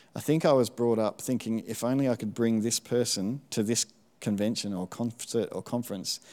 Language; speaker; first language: English; native; English